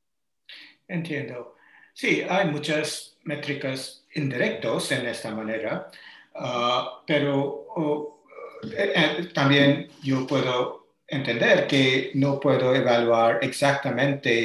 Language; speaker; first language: Spanish; non-native, learner; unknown